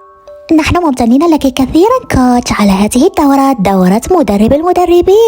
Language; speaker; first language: Arabic; native; Arabic